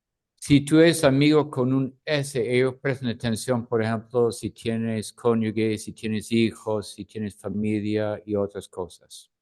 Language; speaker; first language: Spanish; non-native, fluent; English